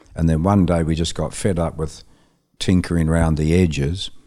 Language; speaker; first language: English; native; English